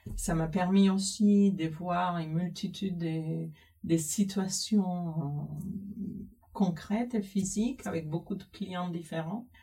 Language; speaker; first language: French; non-native, fluent; Spanish